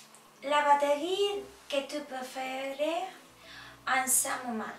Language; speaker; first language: French; non-native, learner; English